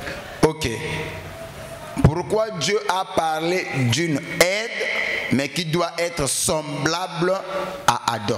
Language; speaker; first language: French; non-native, local second language; Lingala